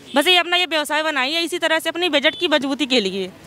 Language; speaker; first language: Hindi; native; Hindi